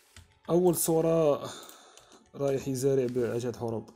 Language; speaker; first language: Arabic; native; Arabic